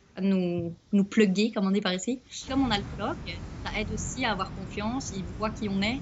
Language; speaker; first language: French; native; French